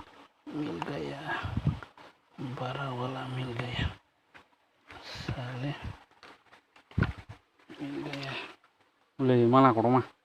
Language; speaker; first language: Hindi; non-native, local second language; Kok Borok